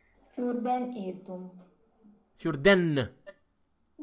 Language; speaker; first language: German; non-native, learner; Romanian